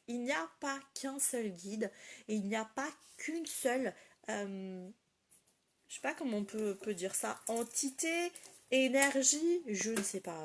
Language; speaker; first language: French; native; French